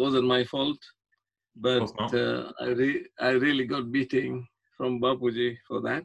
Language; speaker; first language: English; non-native, local second language; Gujarati